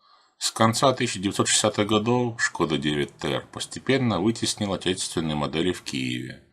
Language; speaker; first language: Russian; native; Russian